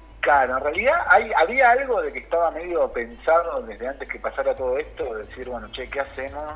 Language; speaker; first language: Spanish; native; Spanish